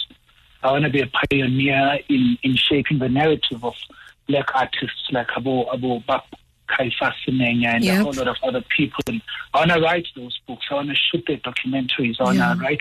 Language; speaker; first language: English; non-native, local second language; Zulu